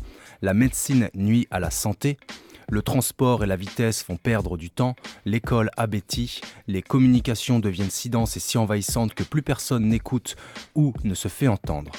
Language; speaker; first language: French; native; French